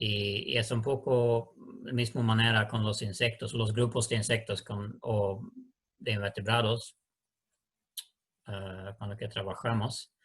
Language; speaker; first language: Spanish; non-native, learner; Swedish